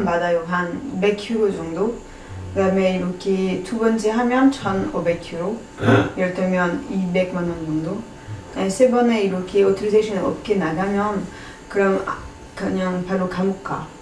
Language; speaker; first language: Korean; non-native, learner; French